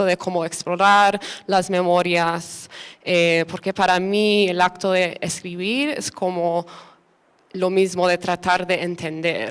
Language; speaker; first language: Spanish; early bilingual, other home language; English